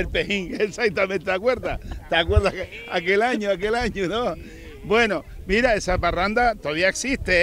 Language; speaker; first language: Spanish; native; Spanish